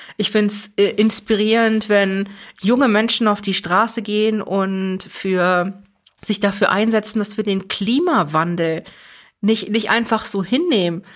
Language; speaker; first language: German; early bilingual, other home language; Persian